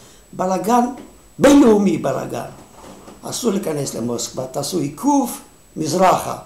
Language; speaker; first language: Hebrew; non-native, fluent; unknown